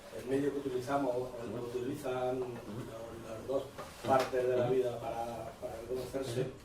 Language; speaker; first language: Spanish; native; Spanish